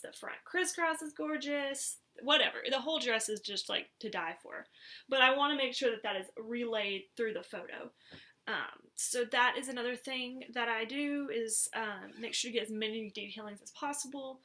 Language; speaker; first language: English; native; English